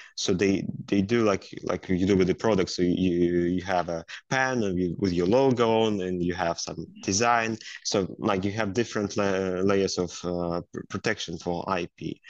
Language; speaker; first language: English; non-native, fluent; Russian